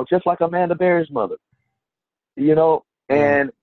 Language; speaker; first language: English; native; English